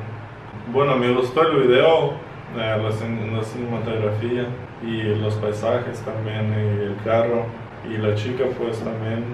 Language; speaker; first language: Spanish; non-native, fluent; Russian